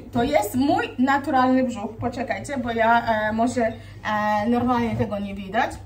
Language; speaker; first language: Polish; non-native, fluent; Swahili